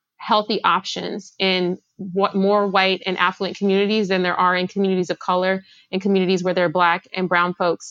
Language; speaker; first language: English; native; English